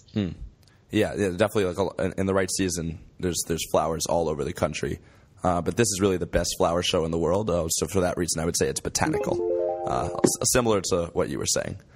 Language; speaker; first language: English; native; English